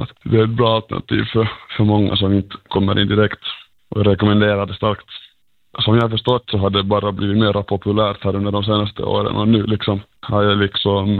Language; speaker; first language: Swedish; native; Swedish